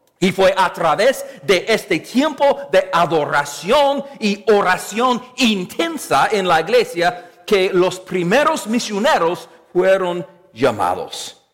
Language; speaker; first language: Spanish; non-native, fluent; English